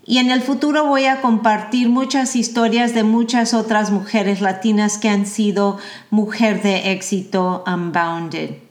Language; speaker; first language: Spanish; early bilingual, heritage; Spanish